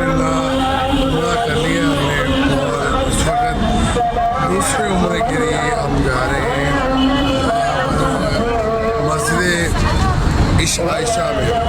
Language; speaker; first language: Urdu; native; Urdu